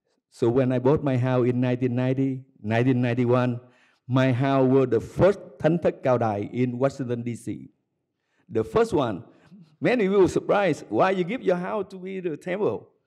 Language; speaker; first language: English; non-native, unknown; Vietnamese